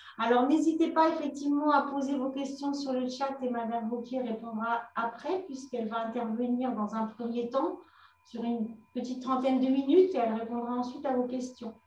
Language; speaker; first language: French; native; French